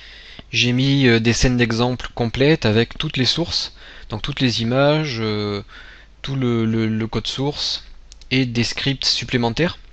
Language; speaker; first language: French; native; French